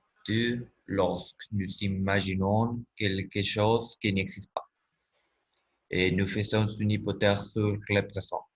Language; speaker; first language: French; non-native, learner; Spanish